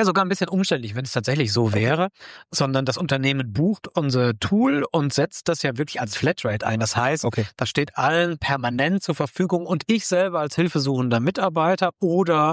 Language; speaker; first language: German; native; German